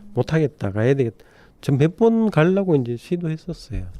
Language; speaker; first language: Korean; non-native, fluent; Bangla